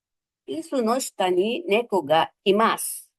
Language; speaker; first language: Japanese; non-native, fluent; Filipino